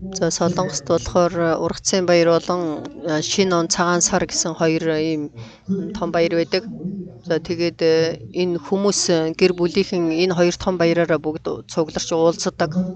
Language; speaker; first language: Mongolian; non-native, fluent; Korean